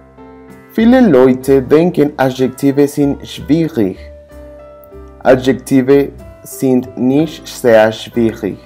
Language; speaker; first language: German; non-native, learner; English